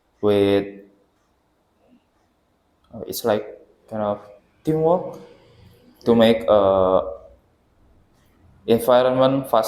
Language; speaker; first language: English; non-native, learner; Indonesian